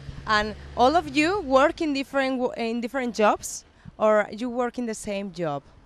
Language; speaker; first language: English; non-native, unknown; Spanish